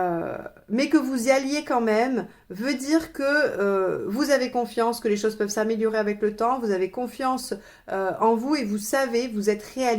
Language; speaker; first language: French; native; French